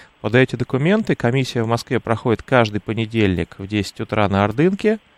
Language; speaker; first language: Russian; native; Russian